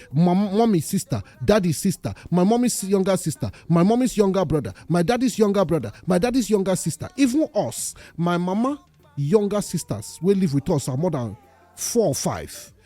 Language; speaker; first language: Nigerian Pidgin; native; Nigerian Pidgin